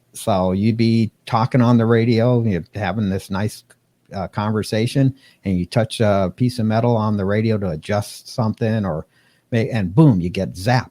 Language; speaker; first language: English; native; English